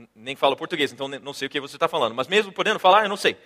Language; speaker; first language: Portuguese; non-native, fluent; English